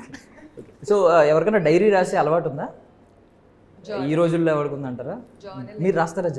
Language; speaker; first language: Telugu; native; Telugu